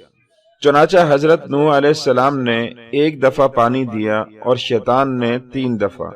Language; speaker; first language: Urdu; native; Urdu